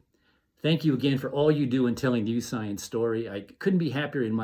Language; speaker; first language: English; native; English